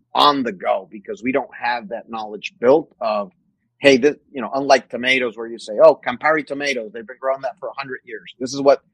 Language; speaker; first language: English; non-native, fluent; Spanish